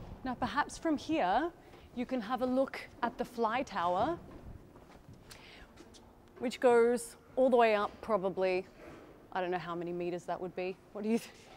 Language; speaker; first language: English; native; English